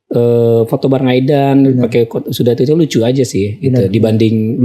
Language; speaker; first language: Indonesian; native; Indonesian